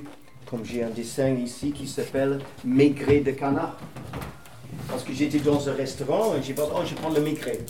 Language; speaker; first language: French; non-native, fluent; English